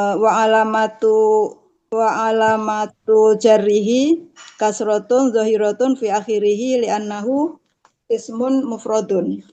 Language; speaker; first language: Arabic; non-native, fluent; Indonesian